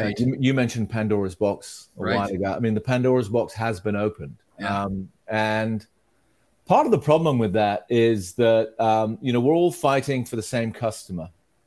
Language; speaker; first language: English; native; English